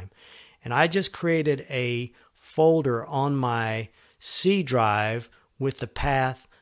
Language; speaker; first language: English; native; English